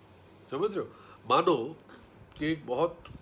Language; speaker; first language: Hindi; native; Hindi